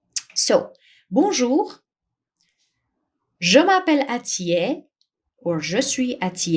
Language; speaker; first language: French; non-native, fluent; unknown